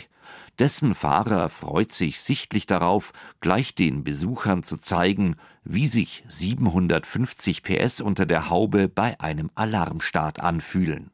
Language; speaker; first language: German; native; German